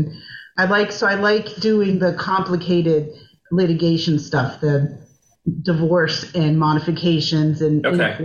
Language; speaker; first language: English; native; English